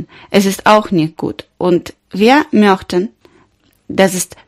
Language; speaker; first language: German; non-native, learner; Ukrainian